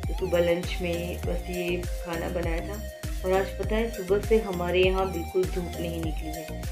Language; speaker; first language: Hindi; non-native, local second language; Gujarati